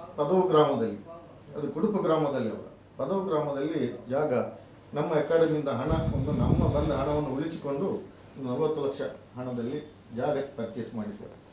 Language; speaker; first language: Kannada; non-native, local second language; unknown